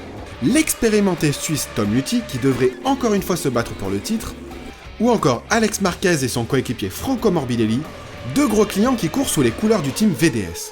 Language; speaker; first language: French; native; French